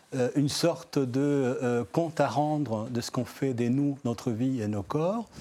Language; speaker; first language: French; non-native, fluent; Spanish